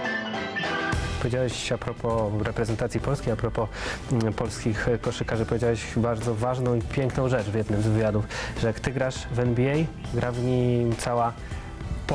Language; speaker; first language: Polish; native; Polish